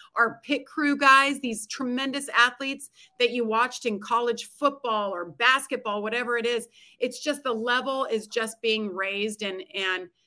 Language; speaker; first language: English; native; English